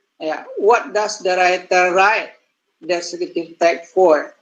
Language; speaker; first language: English; non-native, learner; Indonesian